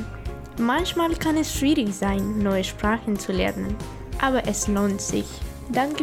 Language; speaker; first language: German; non-native, fluent; Ukrainian